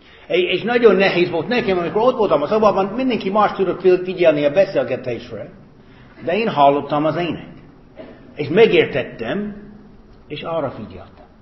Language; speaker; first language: Hungarian; non-native, fluent; English